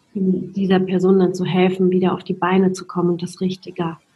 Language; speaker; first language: German; non-native, fluent; Polish